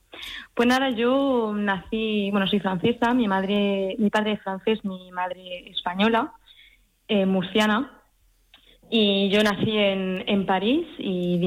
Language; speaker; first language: Spanish; early bilingual, heritage; French